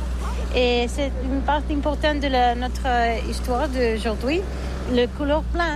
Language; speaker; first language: French; non-native, learner; Catalan